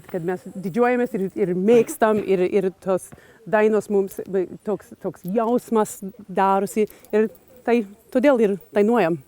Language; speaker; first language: Lithuanian; early bilingual, heritage; English